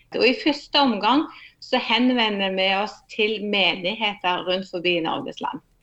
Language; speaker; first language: Norwegian; native; Norwegian